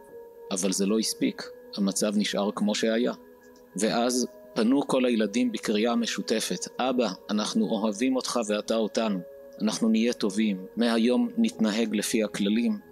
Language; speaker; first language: Hebrew; native; Hebrew